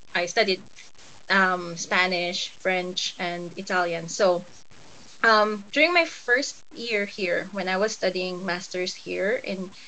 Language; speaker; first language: English; non-native, local second language; Cebuano